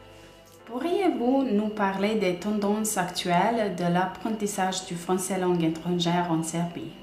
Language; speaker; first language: French; non-native, fluent; Serbian